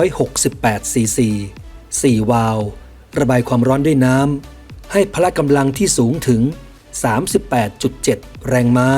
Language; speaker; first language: Thai; native; Thai